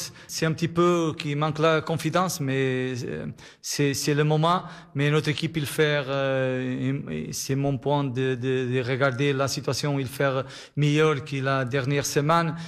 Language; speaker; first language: French; non-native, learner; Portuguese